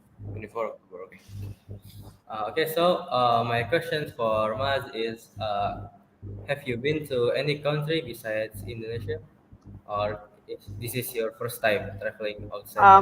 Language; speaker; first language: English; non-native, fluent; Indonesian